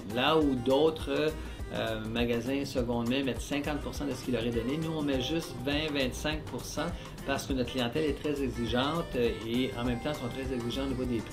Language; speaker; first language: French; native; French